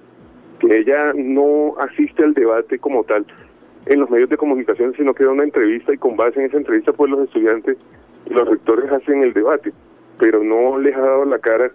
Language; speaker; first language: Spanish; native; Spanish